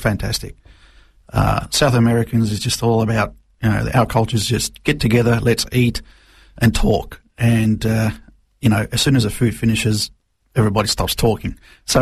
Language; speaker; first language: English; non-native, local second language; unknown